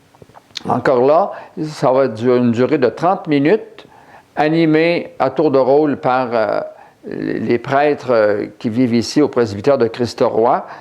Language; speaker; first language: French; native; French